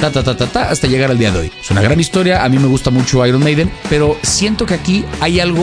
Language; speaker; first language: Spanish; native; Spanish